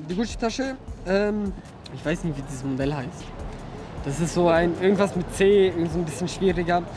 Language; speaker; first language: German; early bilingual, other home language; Russian